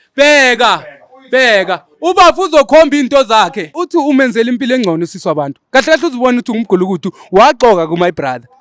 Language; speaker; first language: Zulu; non-native, local second language; Xhosa